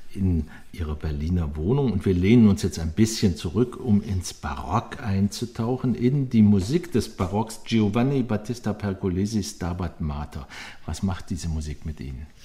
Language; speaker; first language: German; native; German